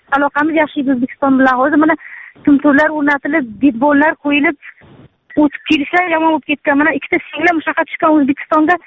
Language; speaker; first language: Uzbek; native; Uzbek